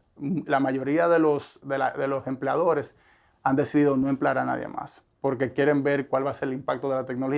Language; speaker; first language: Spanish; native; Spanish